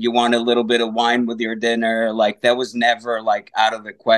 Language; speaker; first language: English; non-native, fluent; Portuguese